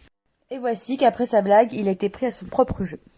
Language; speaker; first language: French; native; French